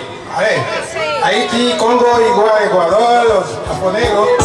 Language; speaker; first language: Spanish; non-native, learner; French